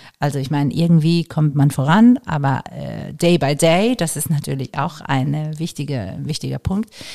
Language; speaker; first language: German; non-native, fluent; Italian